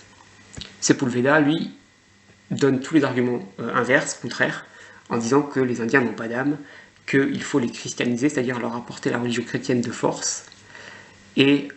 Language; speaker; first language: French; native; French